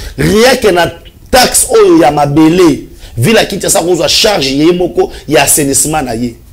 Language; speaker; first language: Lingala; non-native, local second language; Swahili